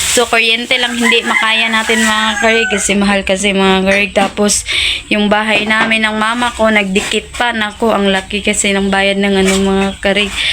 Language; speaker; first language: Filipino; non-native, local second language; Cebuano